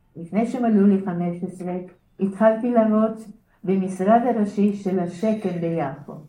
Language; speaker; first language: Hebrew; early bilingual, other home language; Bulgarian